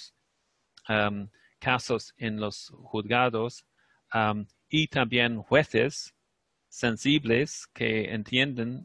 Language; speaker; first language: Spanish; non-native, fluent; English